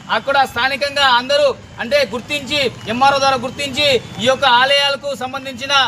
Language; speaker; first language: Telugu; non-native, local second language; Lambadi